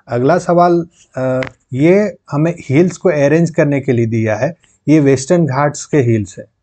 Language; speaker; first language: Hindi; non-native, local second language; Santali